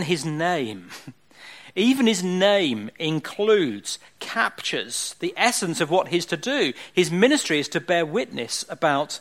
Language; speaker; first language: English; native; English